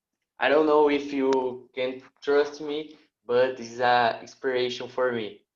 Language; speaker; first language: English; non-native, learner; Portuguese